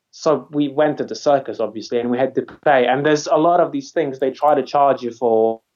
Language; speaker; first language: English; non-native, fluent; Polish